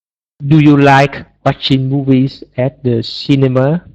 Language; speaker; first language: English; non-native, learner; Vietnamese